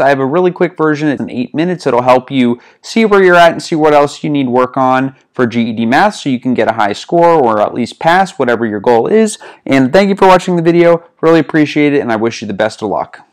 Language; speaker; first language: English; native; English